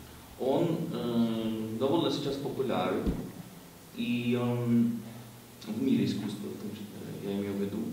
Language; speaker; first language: Russian; non-native, fluent; Swedish